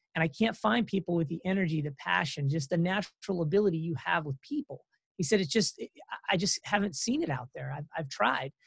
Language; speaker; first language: English; native; English